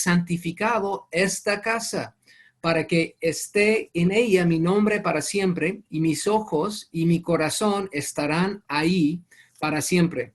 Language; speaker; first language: Spanish; non-native, fluent; English